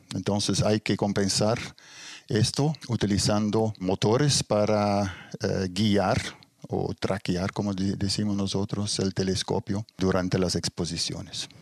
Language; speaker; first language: Spanish; non-native, fluent; Dutch